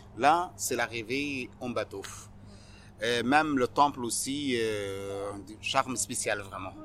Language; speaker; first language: French; non-native, fluent; Arabic